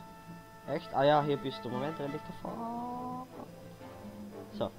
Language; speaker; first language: German; native; German